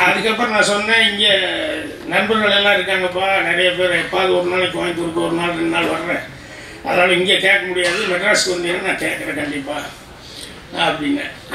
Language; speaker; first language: Tamil; native; Tamil